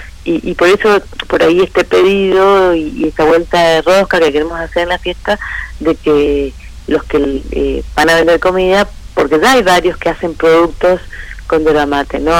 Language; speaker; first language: Spanish; native; Spanish